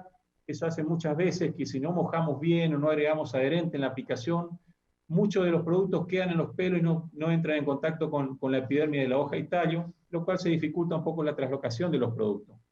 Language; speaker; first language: Spanish; native; Spanish